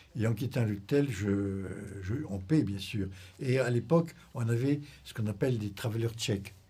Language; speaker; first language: French; native; French